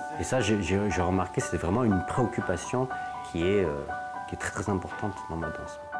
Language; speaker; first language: French; native; French